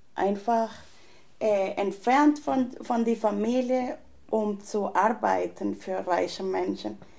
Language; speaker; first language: German; non-native, fluent; Spanish